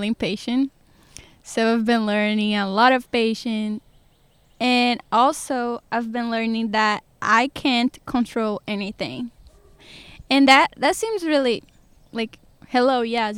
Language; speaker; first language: English; non-native, fluent; Portuguese